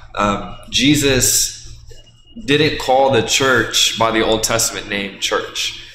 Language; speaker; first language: English; native; English